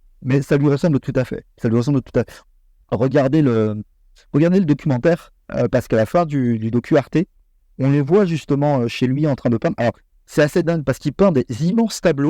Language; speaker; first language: French; native; French